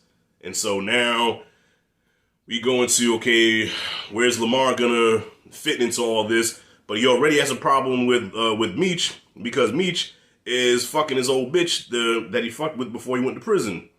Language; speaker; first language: English; native; English